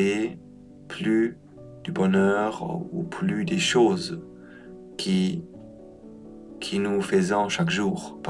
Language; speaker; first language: French; non-native, learner; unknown